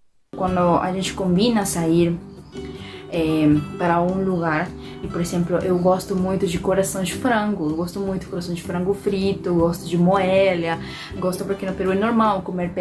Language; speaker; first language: Portuguese; non-native, fluent; Spanish